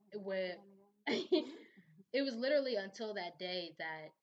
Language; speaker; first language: English; native; English